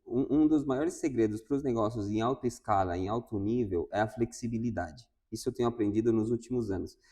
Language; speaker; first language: Portuguese; non-native, fluent; Spanish